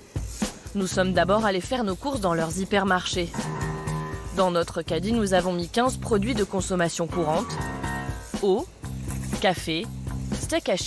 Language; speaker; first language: French; native; French